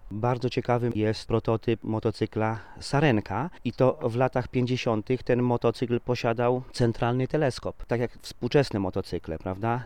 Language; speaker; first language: Polish; native; Polish